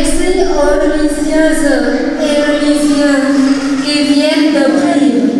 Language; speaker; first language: French; non-native, fluent; Vietnamese